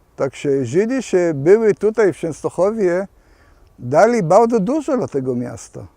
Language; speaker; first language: Polish; early bilingual, heritage; Polish